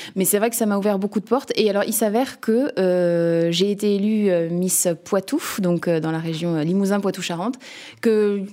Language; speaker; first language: French; native; French